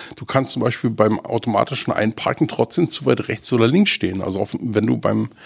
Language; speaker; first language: German; native; German